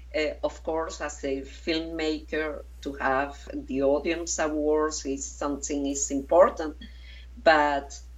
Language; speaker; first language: English; non-native, fluent; Spanish